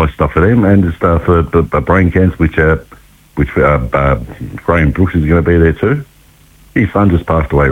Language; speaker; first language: English; native; English